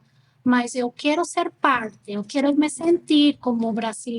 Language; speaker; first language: Portuguese; non-native, fluent; Spanish